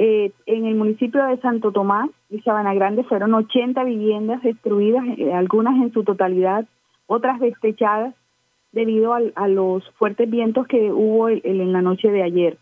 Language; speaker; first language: Spanish; native; Spanish